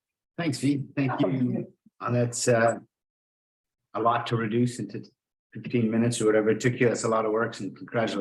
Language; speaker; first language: English; native; English